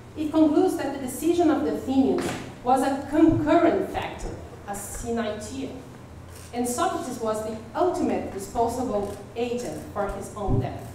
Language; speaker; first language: English; non-native, fluent; Portuguese